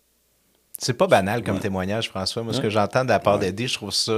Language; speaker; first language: French; native; French